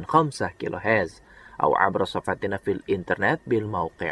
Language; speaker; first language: Arabic; non-native, fluent; Indonesian